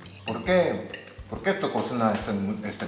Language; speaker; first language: Spanish; non-native, learner; Korean